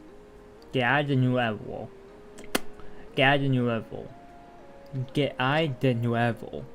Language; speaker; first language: Spanish; non-native, learner; English